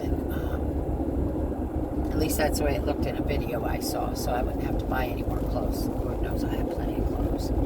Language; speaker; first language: English; native; English